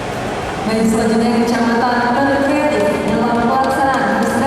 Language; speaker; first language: Indonesian; native; Indonesian